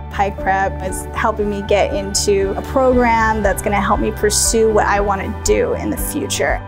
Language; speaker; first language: English; native; English